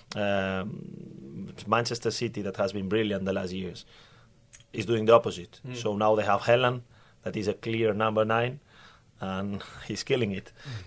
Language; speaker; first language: English; non-native, fluent; Spanish